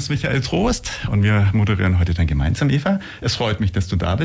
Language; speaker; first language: German; native; German